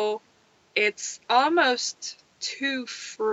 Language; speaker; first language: English; non-native, fluent; French